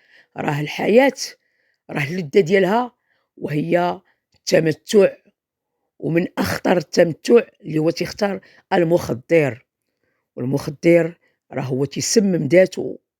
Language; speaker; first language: Arabic; native; Arabic